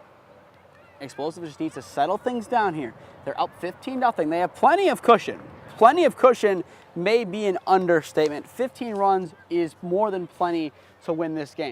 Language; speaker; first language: English; native; English